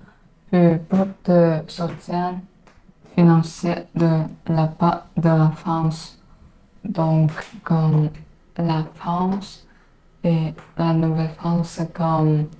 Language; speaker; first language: French; non-native, learner; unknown